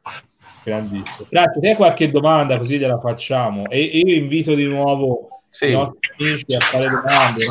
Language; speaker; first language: Italian; native; Italian